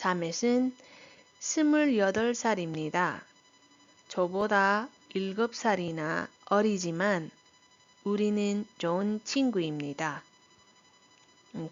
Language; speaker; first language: Korean; non-native, fluent; Iloko